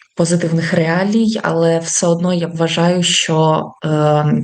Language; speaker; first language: Ukrainian; native; Ukrainian